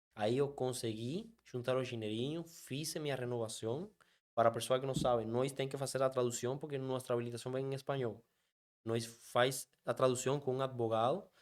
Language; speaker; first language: Portuguese; non-native, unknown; Spanish